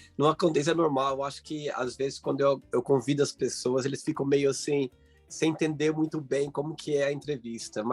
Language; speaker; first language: Portuguese; native; Portuguese